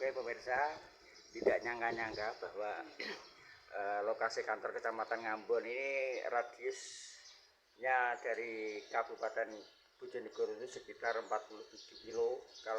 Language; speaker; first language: Indonesian; native; Indonesian